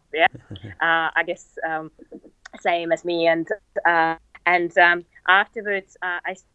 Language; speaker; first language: English; non-native, fluent; Czech